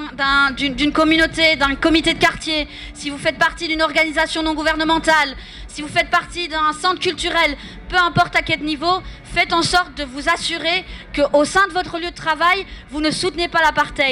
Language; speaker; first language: French; native; French